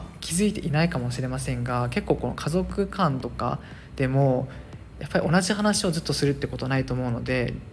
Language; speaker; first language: Japanese; native; Japanese